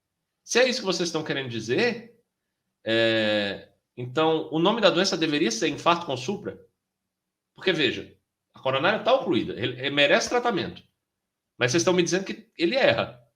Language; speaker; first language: Portuguese; native; Portuguese